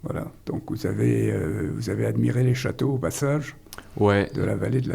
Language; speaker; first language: French; native; French